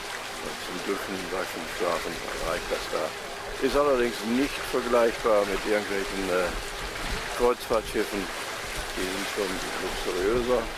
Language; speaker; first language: German; native; German